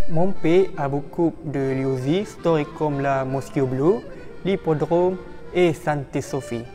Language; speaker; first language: French; non-native, learner; Malay